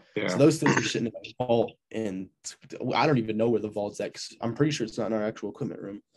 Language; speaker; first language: English; native; English